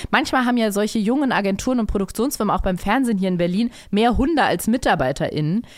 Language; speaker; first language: German; native; German